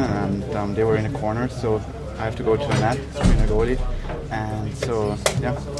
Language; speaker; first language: English; non-native, fluent; German